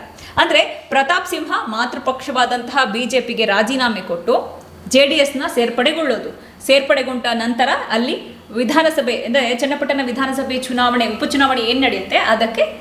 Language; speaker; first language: Kannada; native; Kannada